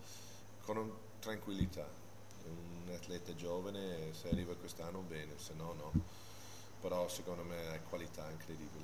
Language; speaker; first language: Italian; non-native, fluent; English